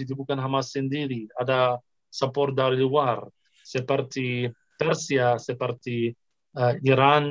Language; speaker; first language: Indonesian; non-native, fluent; Arabic